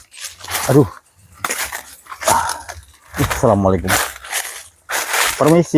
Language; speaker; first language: Indonesian; native; Indonesian